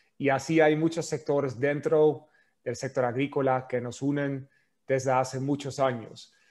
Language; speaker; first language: Spanish; non-native, fluent; Dutch